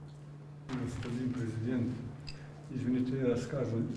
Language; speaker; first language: Russian; non-native, learner; Serbian